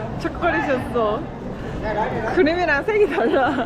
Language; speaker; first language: Korean; non-native, fluent; Japanese